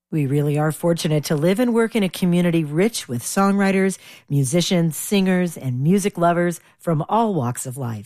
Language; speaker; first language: English; native; English